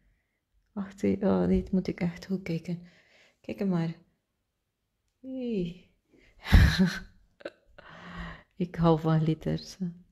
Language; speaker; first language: Dutch; non-native, fluent; Spanish